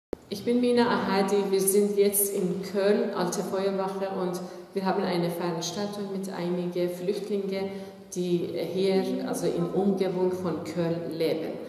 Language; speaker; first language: German; non-native, fluent; Persian